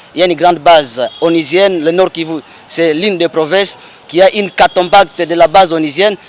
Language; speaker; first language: French; non-native, local second language; Swahili